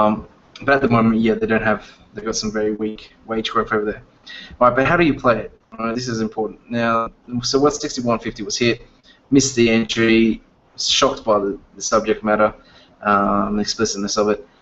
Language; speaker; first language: English; native; English